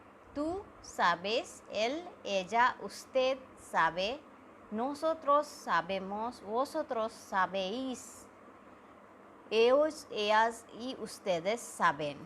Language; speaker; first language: Spanish; non-native, fluent; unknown